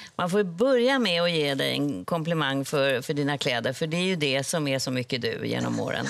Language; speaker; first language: Swedish; native; Swedish